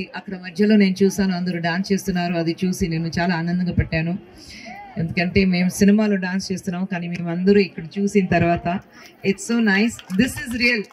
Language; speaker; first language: Telugu; non-native, fluent; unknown